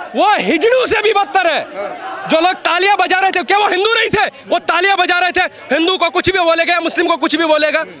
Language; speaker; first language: Hindi; native; Hindi